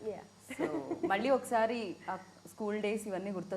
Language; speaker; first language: Telugu; native; Telugu